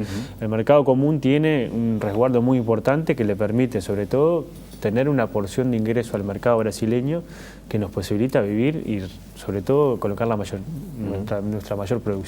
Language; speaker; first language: Spanish; native; Spanish